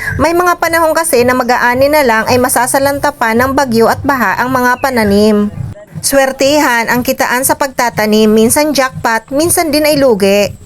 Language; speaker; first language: Filipino; non-native, local second language; Bikol